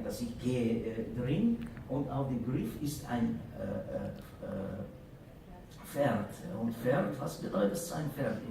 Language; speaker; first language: German; non-native, fluent; Slovenian